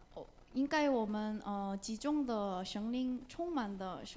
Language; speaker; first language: Chinese; non-native, learner; Korean